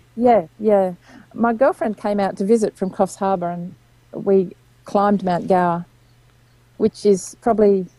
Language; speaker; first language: English; native; English